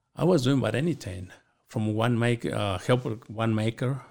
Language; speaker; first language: English; non-native, learner; Spanish